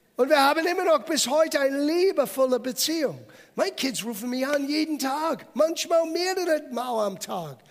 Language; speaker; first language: German; non-native, fluent; English